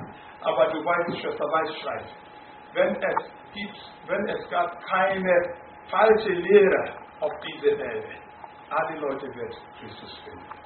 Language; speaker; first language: German; non-native, fluent; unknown